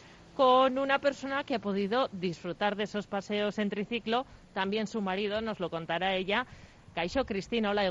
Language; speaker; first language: Spanish; native; Spanish